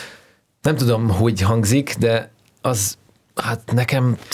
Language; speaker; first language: Hungarian; non-native, learner; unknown